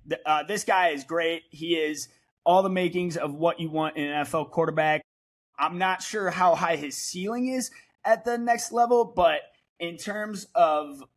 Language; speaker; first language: English; native; English